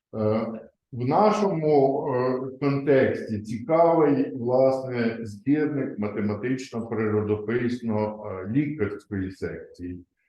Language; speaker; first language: Ukrainian; native; Ukrainian